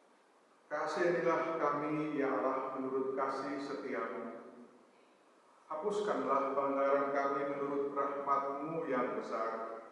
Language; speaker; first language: Indonesian; native; Indonesian